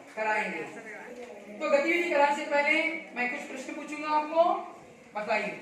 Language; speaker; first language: Hindi; non-native, local second language; Kannada